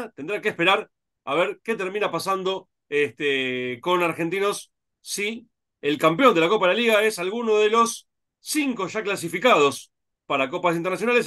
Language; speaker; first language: Spanish; native; Spanish